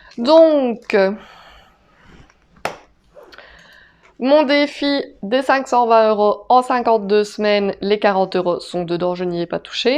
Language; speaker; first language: French; native; French